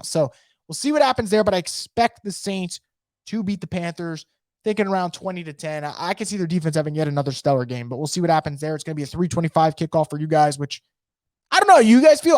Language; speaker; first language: English; native; English